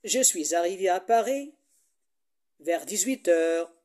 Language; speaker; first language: French; non-native, local second language; Arabic